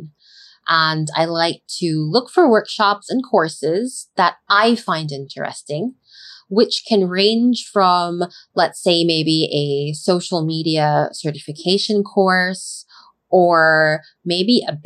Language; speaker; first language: English; non-native, local second language; Filipino